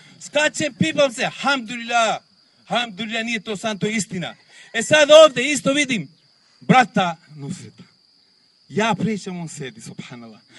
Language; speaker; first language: Bosnian; non-native, local second language; Romany